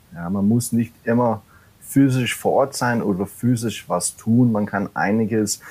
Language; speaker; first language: German; non-native, fluent; English